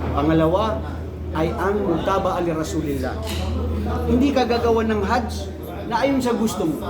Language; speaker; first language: Filipino; non-native, local second language; Maranao